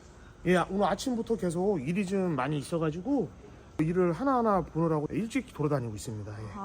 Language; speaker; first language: Korean; native; Korean